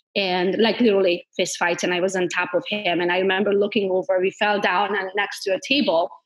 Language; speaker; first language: English; non-native, fluent; Hungarian